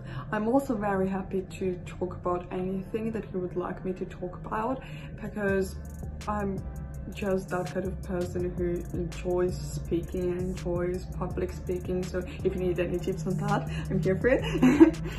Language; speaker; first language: English; non-native, fluent; Russian